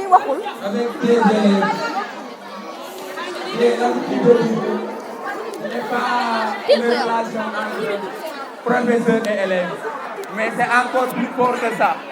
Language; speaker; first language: French; non-native, local second language; Wolof